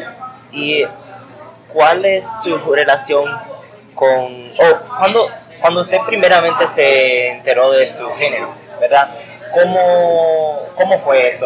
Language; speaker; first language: Spanish; early bilingual, heritage; English